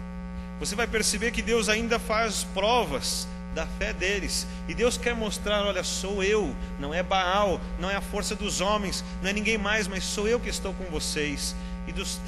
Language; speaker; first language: Portuguese; native; Portuguese